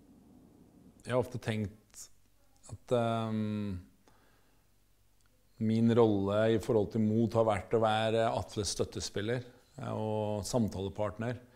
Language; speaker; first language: Norwegian; native; Norwegian